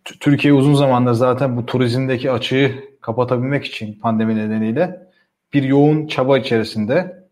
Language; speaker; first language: Turkish; native; Turkish